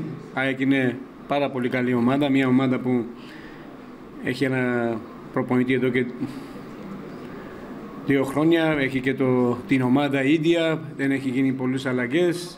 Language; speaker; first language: Greek; non-native, fluent; Georgian